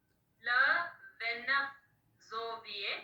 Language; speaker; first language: French; non-native, learner; Hindi